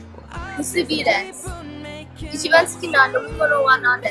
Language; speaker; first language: Japanese; non-native, learner; English